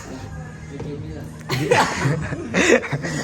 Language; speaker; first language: English; non-native, learner; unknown